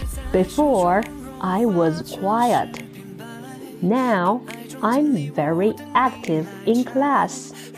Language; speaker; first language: English; non-native, fluent; Chinese